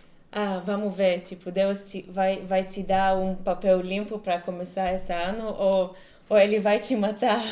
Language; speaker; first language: Portuguese; non-native, fluent; Hebrew